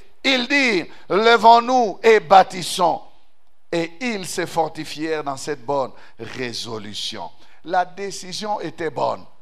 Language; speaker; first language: French; non-native, local second language; Swahili